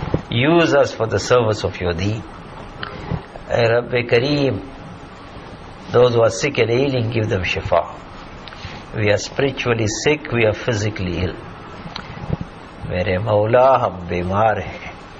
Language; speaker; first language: English; early bilingual, other home language; Urdu